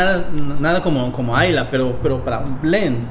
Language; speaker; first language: Spanish; non-native, fluent; English